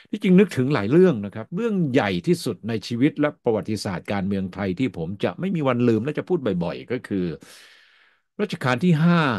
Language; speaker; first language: Thai; native; Thai